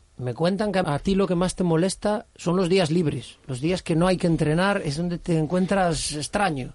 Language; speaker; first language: Spanish; native; Spanish